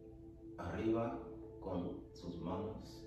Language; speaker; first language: Spanish; non-native, learner; English